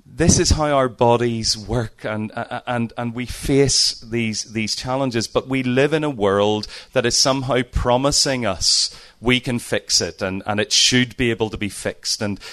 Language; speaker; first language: English; native; English